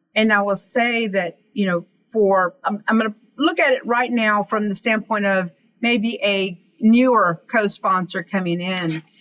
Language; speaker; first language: English; native; English